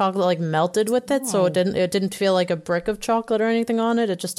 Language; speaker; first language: English; native; English